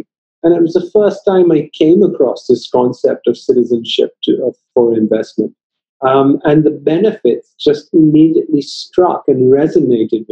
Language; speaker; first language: English; native; English